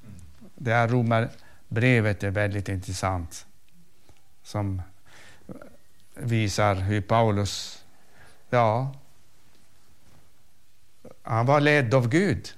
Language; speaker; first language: Swedish; non-native, fluent; Arabic